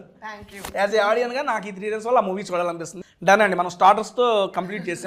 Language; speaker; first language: Telugu; native; Telugu